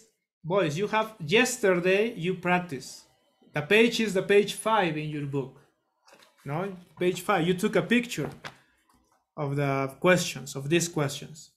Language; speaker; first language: English; non-native, learner; Spanish